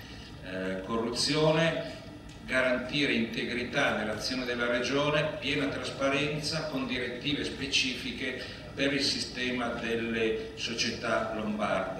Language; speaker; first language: Italian; native; Italian